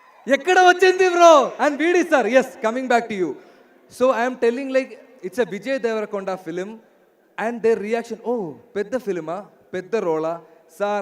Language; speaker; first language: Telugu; non-native, learner; Malayalam